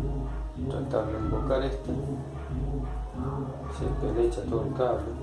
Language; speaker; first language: Spanish; native; Spanish